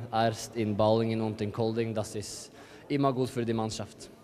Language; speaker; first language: German; non-native, learner; Norwegian